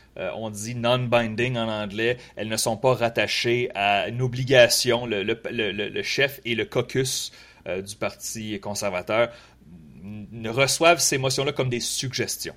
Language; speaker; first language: French; native; French